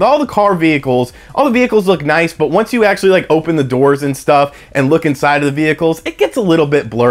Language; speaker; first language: English; native; English